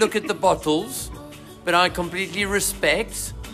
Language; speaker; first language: English; native; English